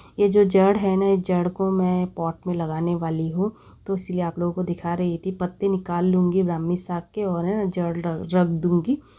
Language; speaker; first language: Hindi; non-native, local second language; Bangla